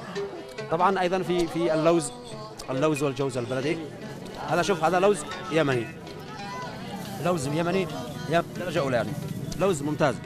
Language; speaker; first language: Arabic; native; Arabic